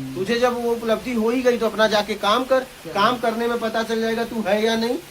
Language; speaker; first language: Hindi; native; Hindi